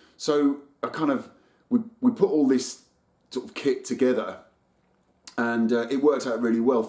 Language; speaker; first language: English; native; English